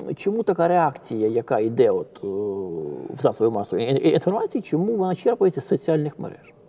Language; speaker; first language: Ukrainian; native; Ukrainian